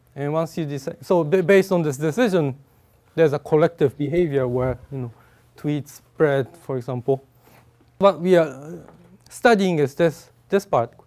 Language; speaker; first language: English; non-native, fluent; Japanese